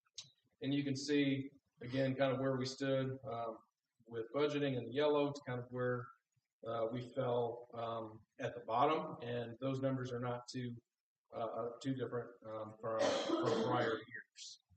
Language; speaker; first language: English; native; English